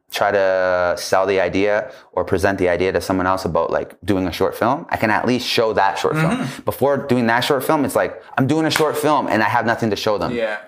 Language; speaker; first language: English; native; English